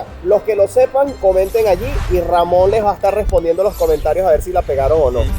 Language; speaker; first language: Spanish; native; Spanish